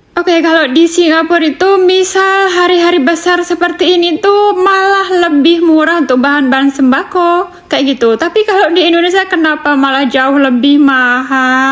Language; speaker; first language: Indonesian; native; Indonesian